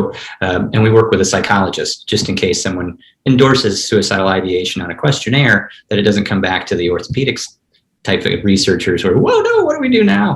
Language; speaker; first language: English; native; English